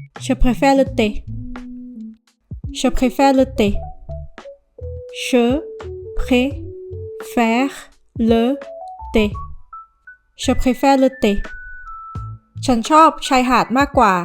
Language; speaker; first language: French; non-native, fluent; Thai